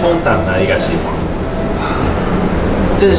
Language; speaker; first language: Chinese; non-native, fluent; Japanese